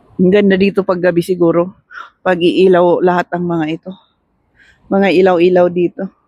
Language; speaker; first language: Filipino; non-native, local second language; Cebuano